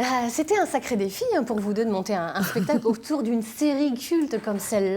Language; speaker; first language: French; native; French